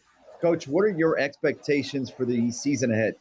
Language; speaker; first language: English; native; English